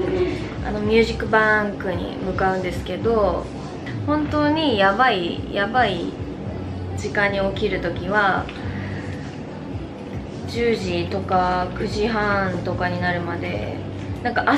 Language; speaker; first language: Japanese; native; Japanese